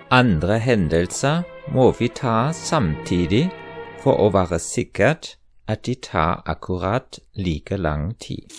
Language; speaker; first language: Norwegian; non-native, fluent; German